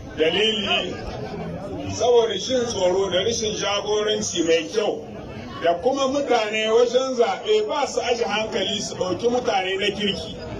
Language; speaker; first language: Hausa; native; Hausa